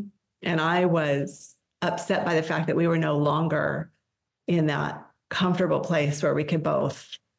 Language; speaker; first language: English; native; English